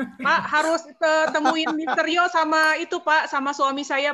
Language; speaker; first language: Indonesian; native; Indonesian